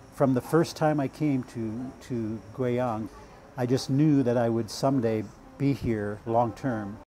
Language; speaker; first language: English; native; English